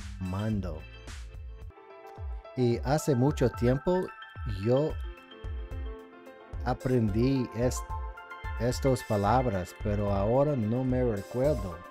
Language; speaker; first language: Spanish; non-native, learner; English